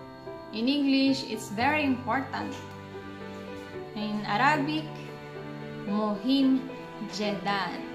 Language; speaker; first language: English; non-native, local second language; Filipino